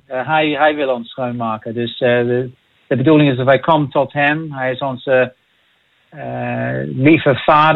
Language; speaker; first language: Dutch; non-native, fluent; English